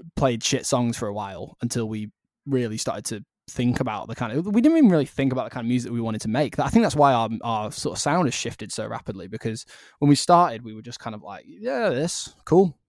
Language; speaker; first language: English; native; English